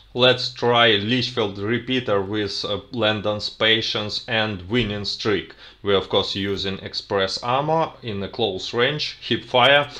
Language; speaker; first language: English; non-native, fluent; Russian